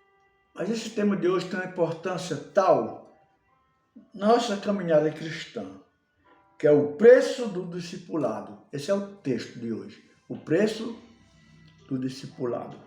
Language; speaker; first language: Portuguese; native; Portuguese